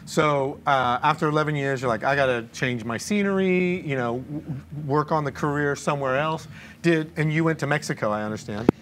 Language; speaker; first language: English; native; English